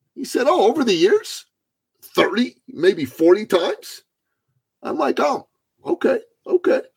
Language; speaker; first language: English; early bilingual, other home language; Persian